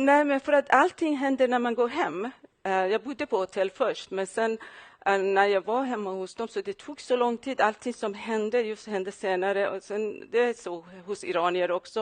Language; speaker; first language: Swedish; non-native, fluent; Persian